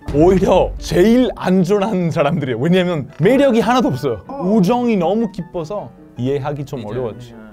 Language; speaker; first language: Korean; non-native, fluent; Italian